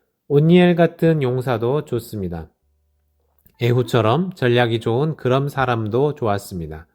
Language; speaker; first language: Korean; native; Korean